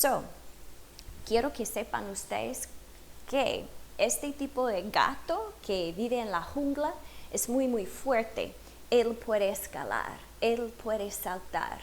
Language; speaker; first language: Spanish; non-native, fluent; English